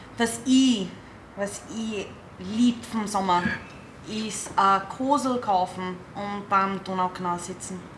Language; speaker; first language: German; non-native, fluent; English